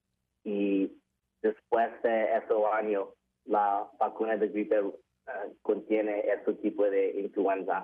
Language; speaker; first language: Spanish; early bilingual, heritage; English